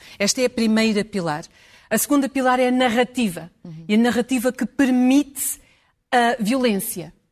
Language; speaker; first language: Portuguese; early bilingual, heritage; English